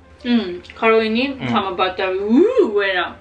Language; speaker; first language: Indonesian; non-native, learner; Japanese